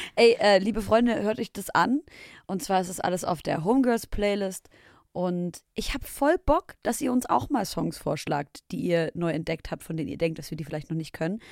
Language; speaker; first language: German; early bilingual, other home language; Arabic